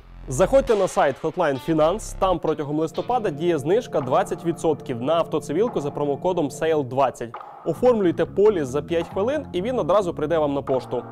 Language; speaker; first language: Ukrainian; native; Ukrainian